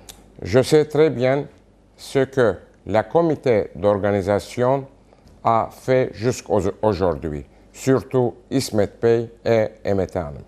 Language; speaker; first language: French; non-native, fluent; Turkish